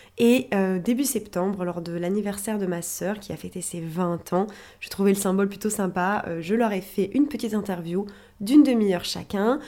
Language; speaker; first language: French; native; French